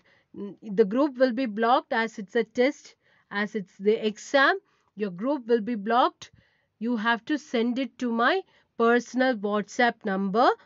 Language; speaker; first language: English; non-native, local second language; Tamil